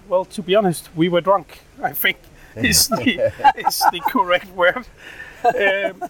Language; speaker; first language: English; non-native, fluent; Danish